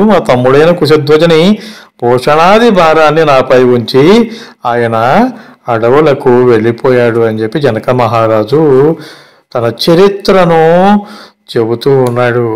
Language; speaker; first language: Telugu; native; Telugu